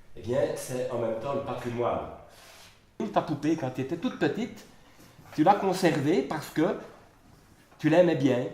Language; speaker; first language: French; non-native, local second language; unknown